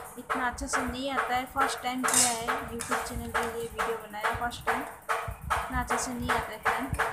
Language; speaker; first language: Hindi; non-native, local second language; Assamese